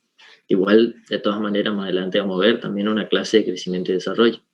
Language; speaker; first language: Spanish; native; Spanish